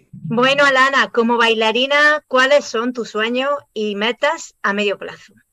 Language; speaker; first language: Spanish; native; Spanish